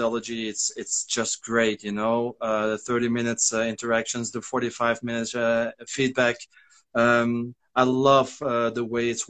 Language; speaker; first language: English; non-native, fluent; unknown